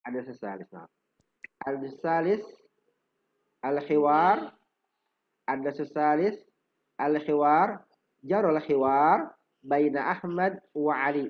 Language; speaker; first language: Arabic; non-native, fluent; Indonesian